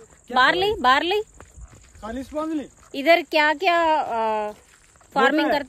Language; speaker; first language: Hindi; non-native, local second language; Telugu